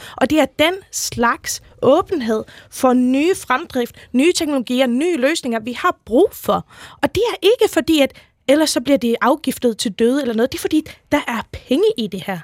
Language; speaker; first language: Danish; native; Danish